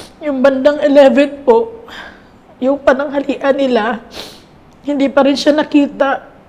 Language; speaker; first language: Filipino; non-native, local second language; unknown